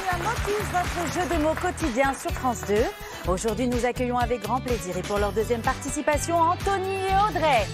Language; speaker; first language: French; native; French